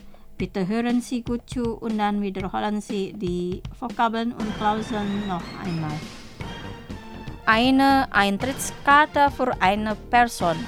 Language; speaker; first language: German; non-native, fluent; Indonesian